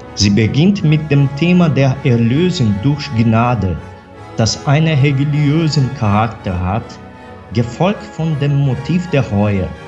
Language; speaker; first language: German; non-native, fluent; Portuguese